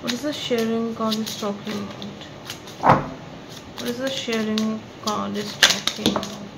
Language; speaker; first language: English; non-native, local second language; Bangla